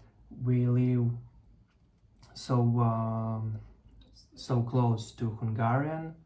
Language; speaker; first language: English; non-native, learner; Russian